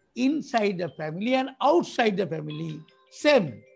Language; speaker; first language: English; non-native, local second language; Bangla